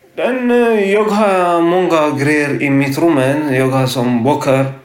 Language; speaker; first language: Swedish; non-native, learner; Tigrinya